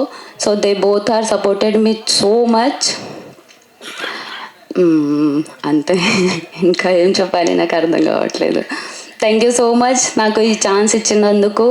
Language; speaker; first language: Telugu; non-native, local second language; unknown